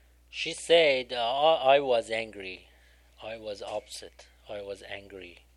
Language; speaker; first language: English; non-native, learner; Persian